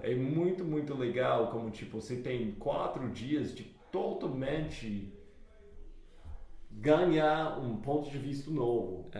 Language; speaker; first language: Portuguese; non-native, fluent; English